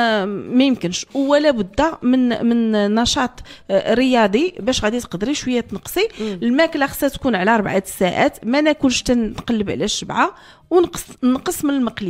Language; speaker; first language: Arabic; native; Arabic